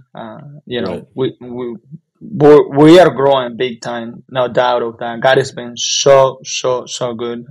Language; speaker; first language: English; non-native, fluent; Spanish